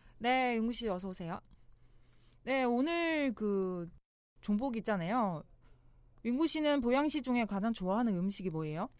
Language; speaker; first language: Korean; non-native, fluent; Chinese